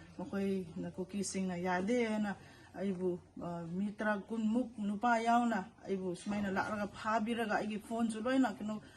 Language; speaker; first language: Manipuri; non-native, local second language; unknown